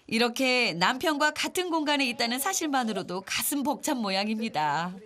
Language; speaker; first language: Korean; native; Korean